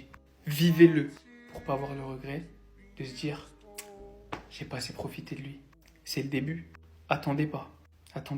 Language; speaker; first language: French; native; French